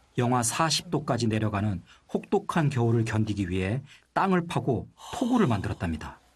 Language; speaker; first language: Korean; native; Korean